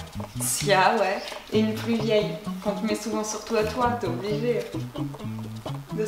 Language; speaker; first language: French; native; French